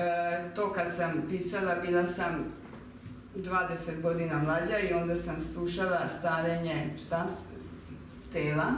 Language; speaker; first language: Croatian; non-native, local second language; Hungarian